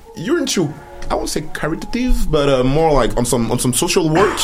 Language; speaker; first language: English; early bilingual, other home language; French